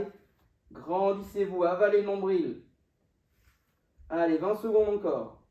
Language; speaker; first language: French; native; French